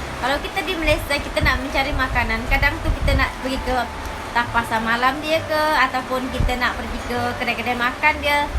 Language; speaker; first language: Malay; native; Malay